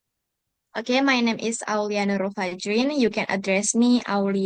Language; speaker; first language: English; non-native, learner; Indonesian